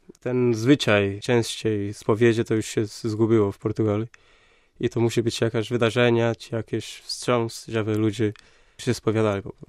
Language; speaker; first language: Polish; non-native, fluent; Portuguese